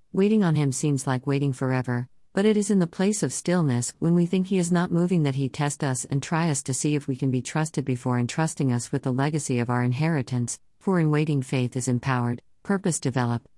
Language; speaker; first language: English; non-native, local second language; Jamaican Creole English